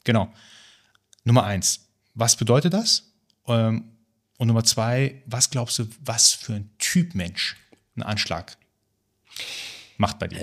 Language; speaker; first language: German; early bilingual, other home language; Persian